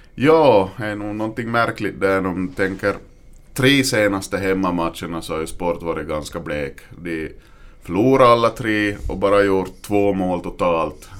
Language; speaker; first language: Swedish; native; Swedish